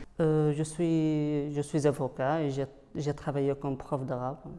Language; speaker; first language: French; non-native, learner; Arabic